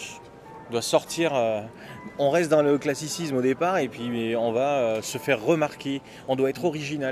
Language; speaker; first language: French; native; French